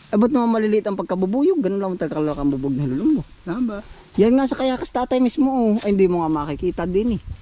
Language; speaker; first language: Filipino; native; Filipino